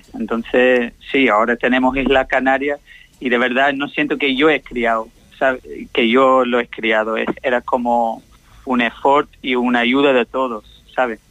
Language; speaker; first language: Spanish; non-native, learner; English